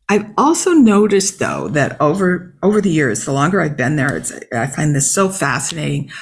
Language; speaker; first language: English; native; English